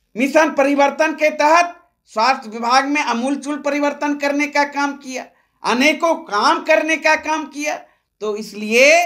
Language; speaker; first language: Hindi; native; Hindi